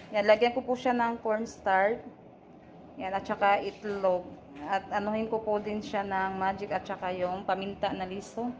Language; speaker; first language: Filipino; non-native, local second language; Cebuano